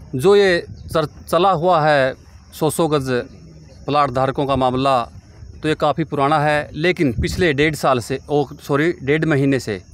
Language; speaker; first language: Hindi; native; Hindi